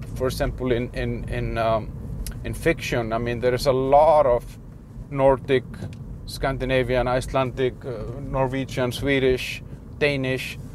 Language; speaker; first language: English; non-native, fluent; Icelandic